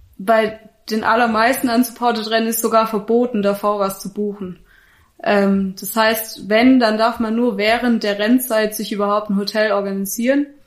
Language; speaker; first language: German; native; German